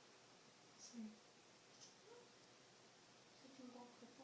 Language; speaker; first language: French; non-native, learner; English